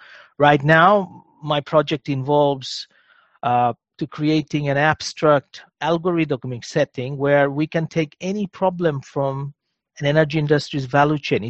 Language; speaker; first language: English; non-native, local second language; Bangla